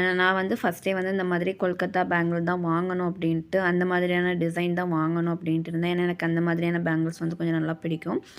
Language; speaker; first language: Tamil; native; Tamil